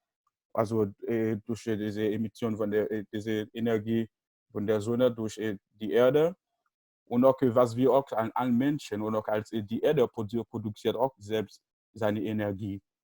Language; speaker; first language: German; non-native, learner; Haitian Creole